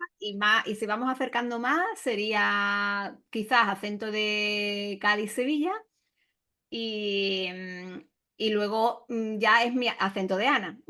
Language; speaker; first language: Spanish; native; Spanish